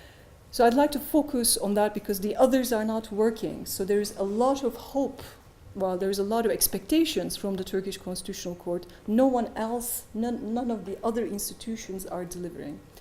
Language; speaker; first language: English; non-native, fluent; Turkish